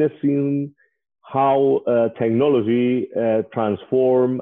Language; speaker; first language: English; non-native, fluent; Spanish